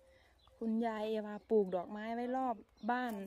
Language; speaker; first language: Hungarian; non-native, learner; Thai